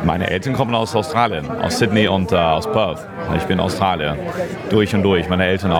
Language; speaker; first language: German; non-native, fluent; English